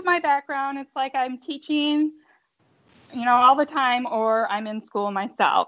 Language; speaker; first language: English; native; English